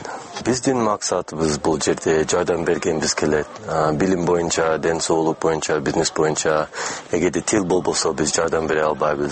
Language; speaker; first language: Kyrgyz; non-native, learner; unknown